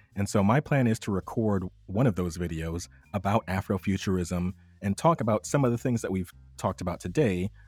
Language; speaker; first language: English; native; English